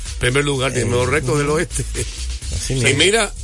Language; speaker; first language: Spanish; native; Spanish